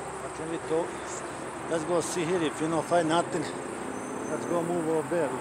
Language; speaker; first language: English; non-native, learner; Croatian